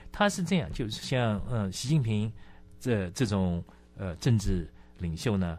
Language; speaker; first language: Chinese; native; Chinese